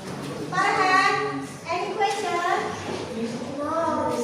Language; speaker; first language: English; non-native, learner; Indonesian